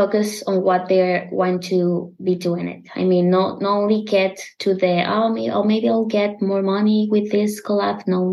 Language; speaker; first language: English; non-native, learner; Spanish